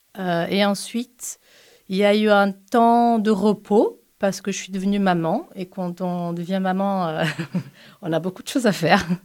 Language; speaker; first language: French; non-native, fluent; Portuguese